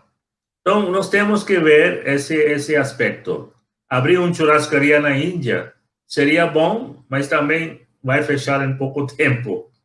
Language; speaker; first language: Portuguese; non-native, fluent; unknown